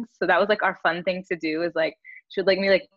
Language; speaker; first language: English; native; English